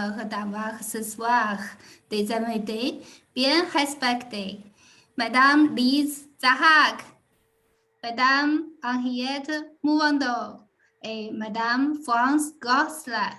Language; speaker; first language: French; non-native, fluent; Chinese